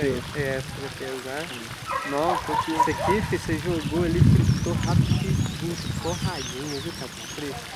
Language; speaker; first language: Portuguese; native; Portuguese